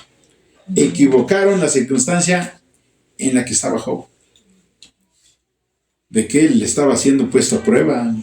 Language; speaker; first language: Spanish; native; Spanish